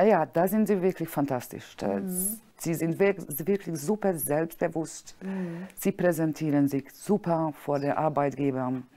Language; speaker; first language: German; non-native, fluent; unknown